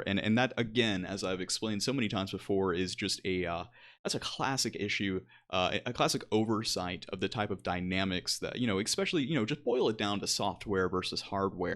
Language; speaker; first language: English; native; English